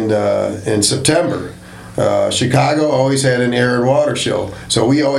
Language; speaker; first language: English; native; English